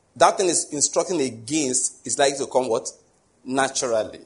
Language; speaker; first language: English; non-native, local second language; Yoruba